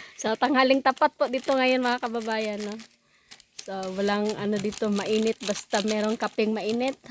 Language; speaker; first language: Filipino; non-native, local second language; Cebuano